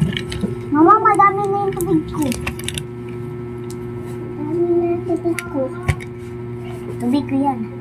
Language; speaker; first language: Filipino; non-native, local second language; Cebuano